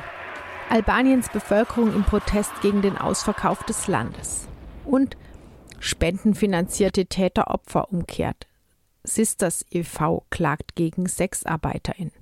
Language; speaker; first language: German; native; German